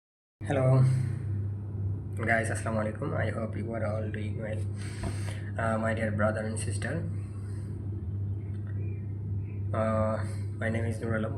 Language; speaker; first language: English; non-native, learner; Bangla